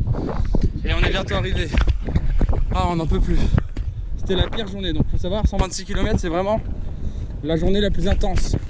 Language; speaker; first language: French; native; French